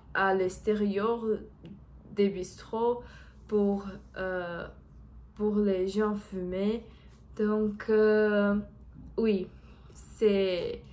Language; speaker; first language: French; non-native, learner; Portuguese